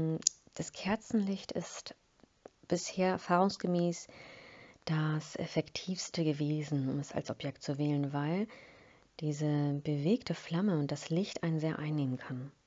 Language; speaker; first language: German; native; German